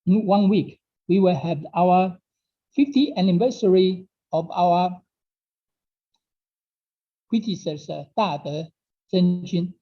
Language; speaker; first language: English; non-native, fluent; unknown